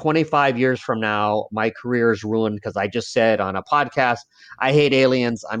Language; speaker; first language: English; early bilingual, other home language; Lao